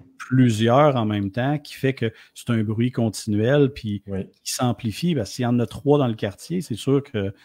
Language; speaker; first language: French; native; French